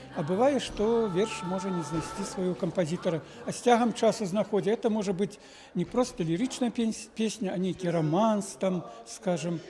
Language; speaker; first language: Belarusian; native; Belarusian